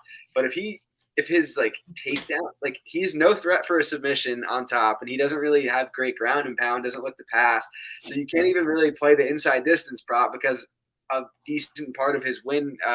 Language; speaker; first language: English; native; English